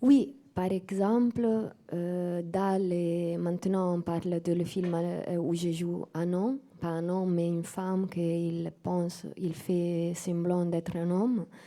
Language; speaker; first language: French; non-native, fluent; Italian